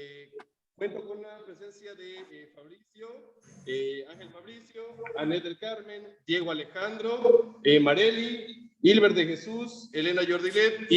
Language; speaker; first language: Spanish; native; Spanish